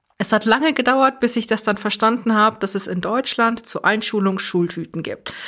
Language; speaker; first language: German; early bilingual, other home language; Persian